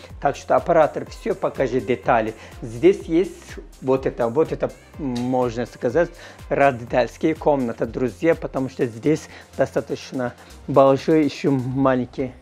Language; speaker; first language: Russian; non-native, learner; Turkish